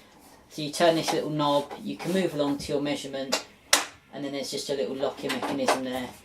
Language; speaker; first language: English; native; English